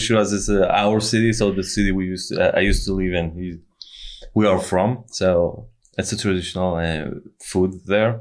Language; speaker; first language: English; non-native, fluent; Persian